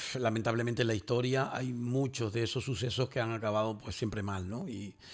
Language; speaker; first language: Spanish; native; Spanish